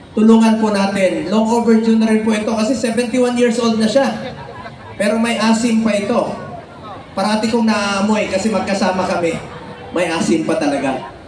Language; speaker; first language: Filipino; non-native, local second language; Cebuano